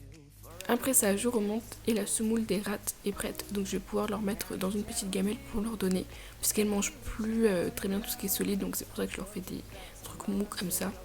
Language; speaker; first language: French; native; French